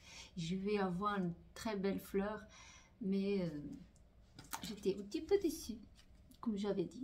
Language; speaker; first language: French; non-native, fluent; Portuguese